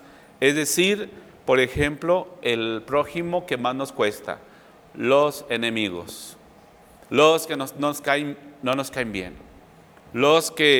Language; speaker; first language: Spanish; native; Spanish